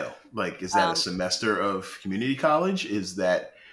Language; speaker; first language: English; native; English